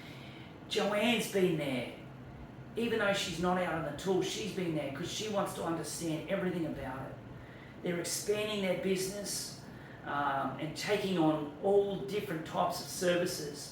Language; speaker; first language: English; native; English